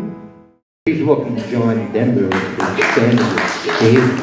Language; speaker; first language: English; native; English